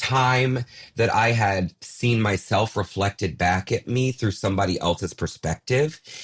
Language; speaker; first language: English; native; English